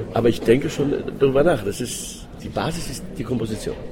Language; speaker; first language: German; non-native, fluent; Greek